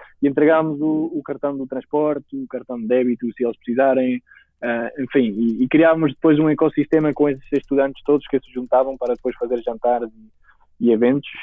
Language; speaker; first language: Portuguese; non-native, fluent; Spanish